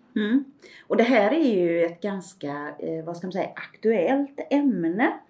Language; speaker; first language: Swedish; native; Swedish